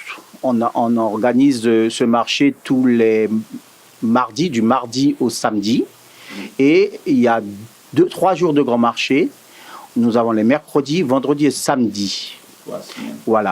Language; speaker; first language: French; native; French